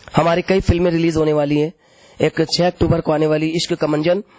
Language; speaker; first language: Hindi; native; Hindi